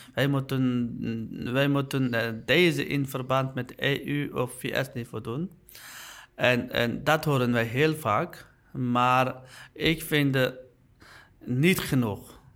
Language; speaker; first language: Dutch; non-native, learner; Uyghur